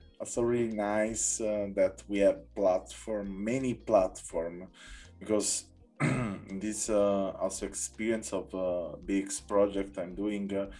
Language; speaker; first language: English; non-native, learner; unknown